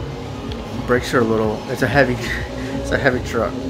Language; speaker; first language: English; native; English